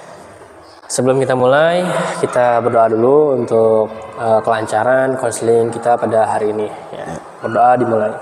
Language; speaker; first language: Indonesian; native; Indonesian